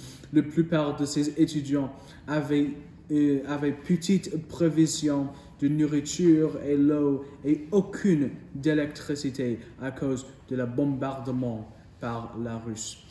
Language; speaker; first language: French; non-native, learner; English